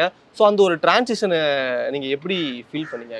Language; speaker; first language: Tamil; native; Tamil